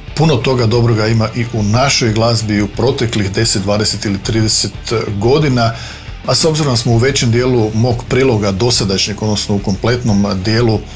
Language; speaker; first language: Croatian; native; Croatian